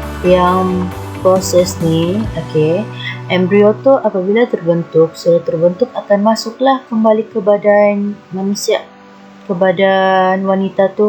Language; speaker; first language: Malay; native; Malay